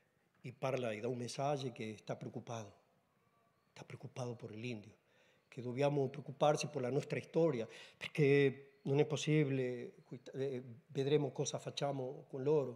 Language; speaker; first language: Italian; non-native, learner; Spanish